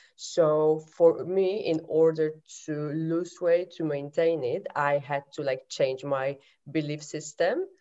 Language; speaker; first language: English; non-native, fluent; Polish